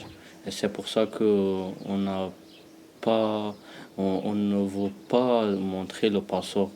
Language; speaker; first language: French; non-native, learner; Pashto